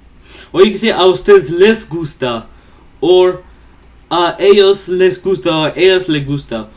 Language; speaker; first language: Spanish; non-native, learner; English